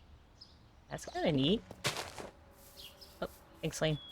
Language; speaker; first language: English; native; English